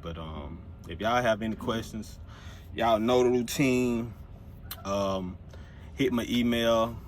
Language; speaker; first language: English; native; English